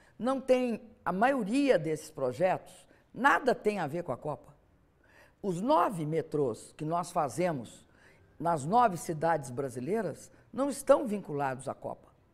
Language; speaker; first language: Portuguese; native; Portuguese